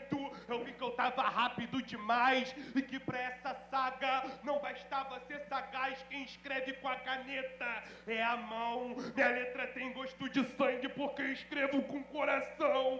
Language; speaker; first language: Portuguese; native; Portuguese